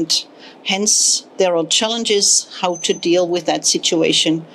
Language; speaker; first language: English; non-native, fluent; German